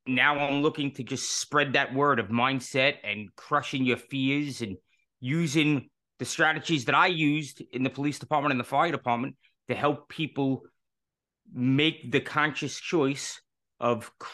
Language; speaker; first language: English; native; English